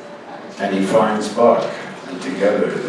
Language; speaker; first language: English; native; English